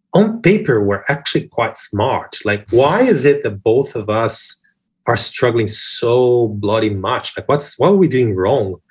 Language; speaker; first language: English; non-native, fluent; Portuguese